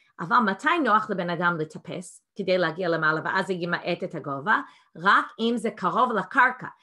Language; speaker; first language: Hebrew; non-native, fluent; English